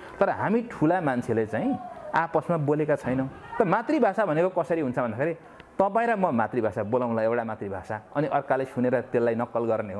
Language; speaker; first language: Nepali; non-native, local second language; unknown